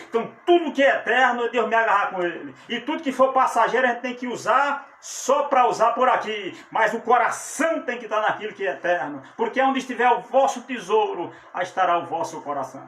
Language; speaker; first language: Portuguese; native; Portuguese